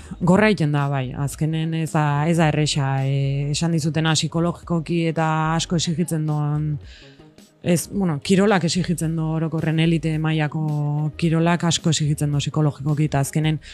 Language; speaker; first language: Basque; native; Basque